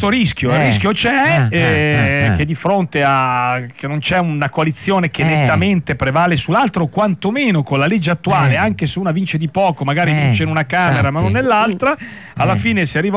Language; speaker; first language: Italian; native; Italian